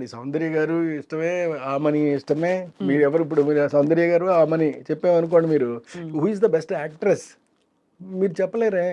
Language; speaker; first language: Telugu; native; Telugu